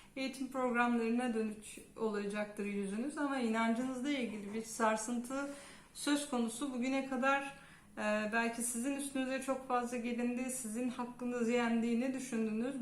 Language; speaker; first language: Turkish; native; Turkish